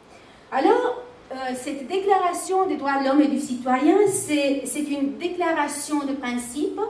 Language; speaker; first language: French; non-native, fluent; Romanian